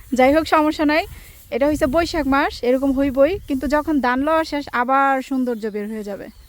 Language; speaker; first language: Bangla; native; Bangla